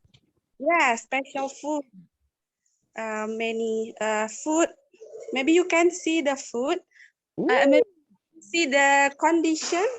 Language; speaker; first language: English; non-native, learner; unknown